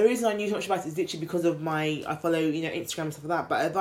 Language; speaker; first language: English; native; English